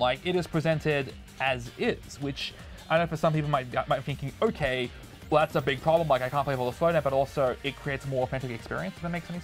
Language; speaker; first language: English; native; English